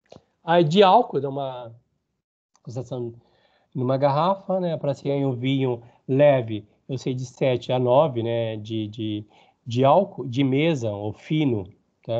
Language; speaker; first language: Portuguese; native; Portuguese